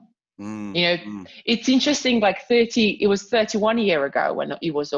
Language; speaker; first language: English; non-native, fluent; Croatian